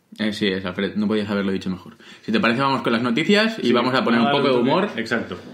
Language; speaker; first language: Spanish; native; Spanish